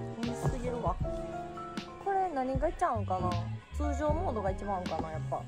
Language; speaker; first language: Japanese; native; Japanese